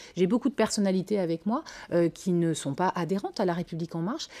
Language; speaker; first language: French; native; French